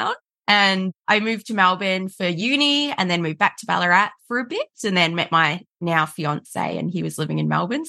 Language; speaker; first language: English; native; English